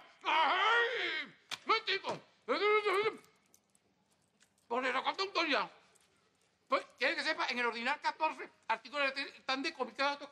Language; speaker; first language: Spanish; native; Spanish